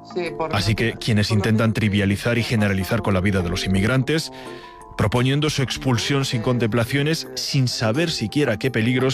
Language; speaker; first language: Spanish; native; Spanish